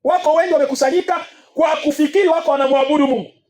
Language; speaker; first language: Swahili; native; Swahili